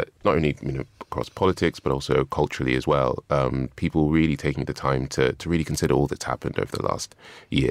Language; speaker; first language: English; non-native, local second language; Yoruba